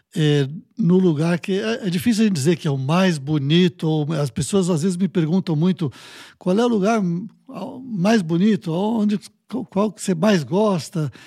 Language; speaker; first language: Portuguese; native; Portuguese